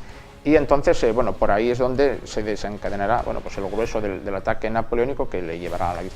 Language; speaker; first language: Spanish; native; Spanish